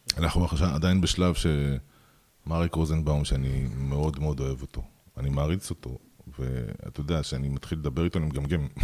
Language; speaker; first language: Hebrew; early bilingual, other home language; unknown